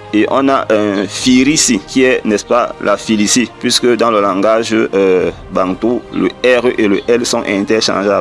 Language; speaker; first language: French; non-native, local second language; Kongo